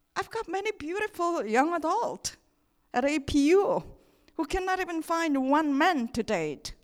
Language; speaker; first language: English; non-native, fluent; Korean